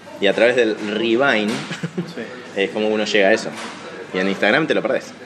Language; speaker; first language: Spanish; native; Spanish